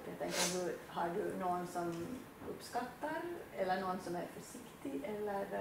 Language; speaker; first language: Swedish; native; Swedish